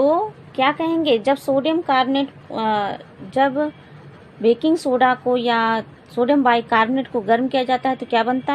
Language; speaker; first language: Hindi; native; Hindi